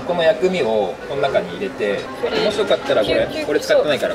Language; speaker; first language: Japanese; native; Japanese